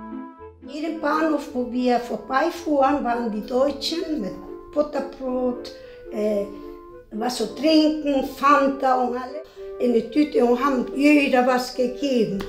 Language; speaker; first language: German; non-native, fluent; Spanish